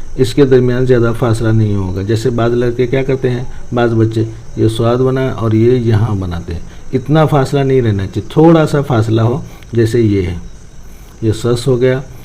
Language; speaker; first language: Urdu; native; Urdu